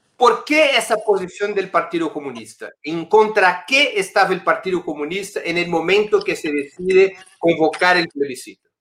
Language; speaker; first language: Spanish; non-native, fluent; Portuguese